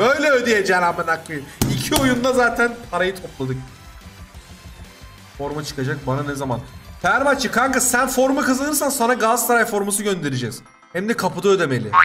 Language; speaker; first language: Turkish; native; Turkish